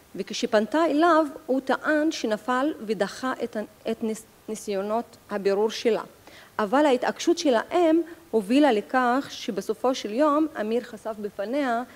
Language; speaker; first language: Hebrew; non-native, local second language; Arabic